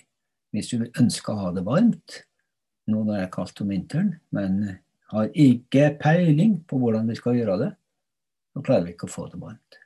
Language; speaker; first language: Norwegian; native; Norwegian